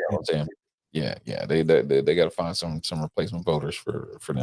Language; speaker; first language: English; native; English